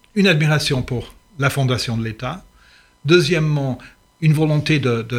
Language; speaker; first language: French; non-native, fluent; English